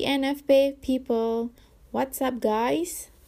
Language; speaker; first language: English; non-native, learner; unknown